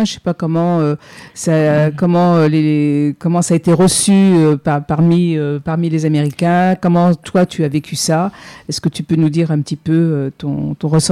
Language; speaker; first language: French; native; French